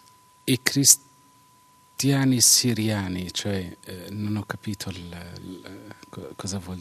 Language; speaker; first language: Italian; non-native, fluent; Arabic